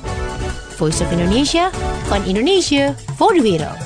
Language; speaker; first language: Dutch; non-native, fluent; Indonesian